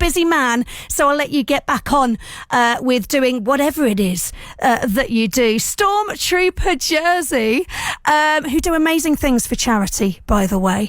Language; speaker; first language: English; native; English